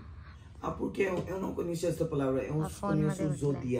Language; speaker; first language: Portuguese; non-native, learner; Marathi